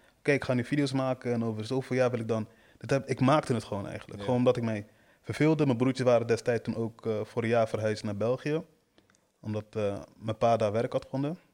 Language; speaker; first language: Dutch; early bilingual, other home language; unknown